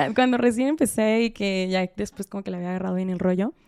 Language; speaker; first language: Spanish; native; Spanish